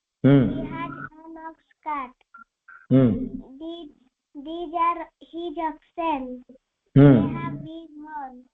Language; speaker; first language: English; non-native, learner; Odia